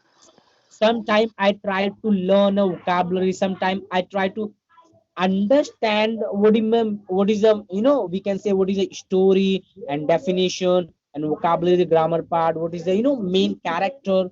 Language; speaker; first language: English; non-native, learner; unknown